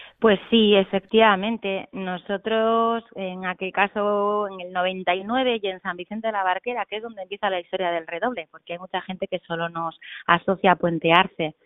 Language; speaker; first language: Spanish; native; Spanish